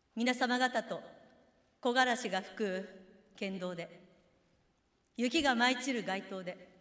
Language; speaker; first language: Japanese; native; Japanese